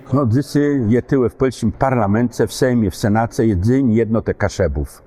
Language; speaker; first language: Polish; non-native, local second language; Kashubian